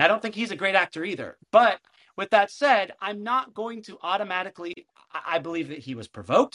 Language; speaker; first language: English; native; English